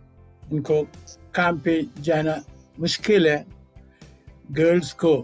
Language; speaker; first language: Hindi; non-native, local second language; Malayalam